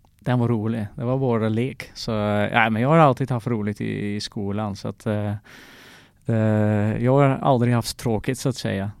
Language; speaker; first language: Swedish; non-native, fluent; Dutch